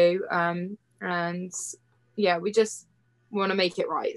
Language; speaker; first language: English; native; English